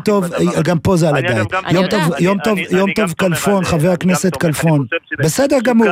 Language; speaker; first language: Hebrew; native; Hebrew